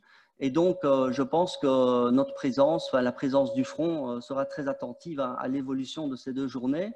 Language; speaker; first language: French; native; French